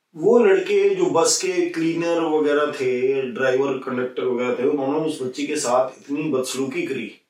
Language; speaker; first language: Hindi; native; Hindi